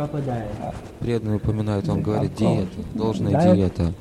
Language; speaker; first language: Russian; native; Russian